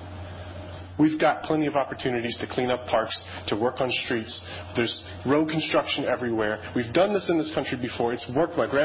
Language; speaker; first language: English; native; English